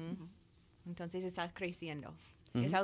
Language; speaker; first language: Spanish; non-native, fluent; English